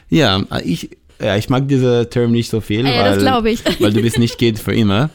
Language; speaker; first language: German; non-native, learner; Hebrew